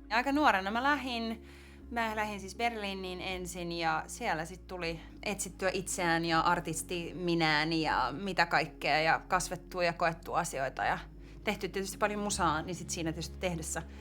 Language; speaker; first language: Finnish; native; Finnish